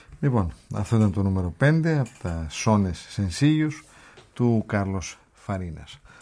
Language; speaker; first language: Greek; native; Greek